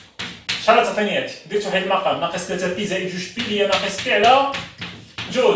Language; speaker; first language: Arabic; native; Arabic